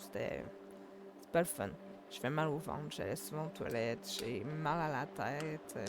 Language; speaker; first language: French; native; French